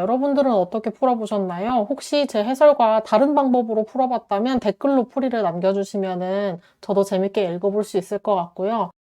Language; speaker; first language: Korean; native; Korean